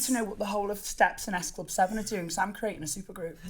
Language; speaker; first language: English; native; English